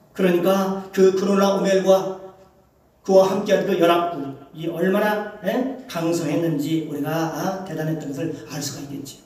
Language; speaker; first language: Korean; native; Korean